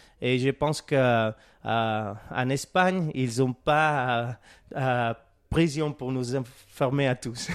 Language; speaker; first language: French; non-native, learner; Catalan